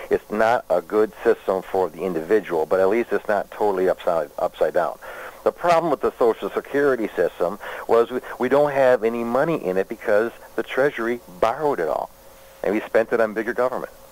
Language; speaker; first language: English; native; English